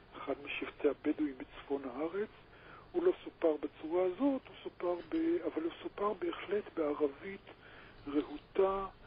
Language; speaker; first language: Hebrew; native; Hebrew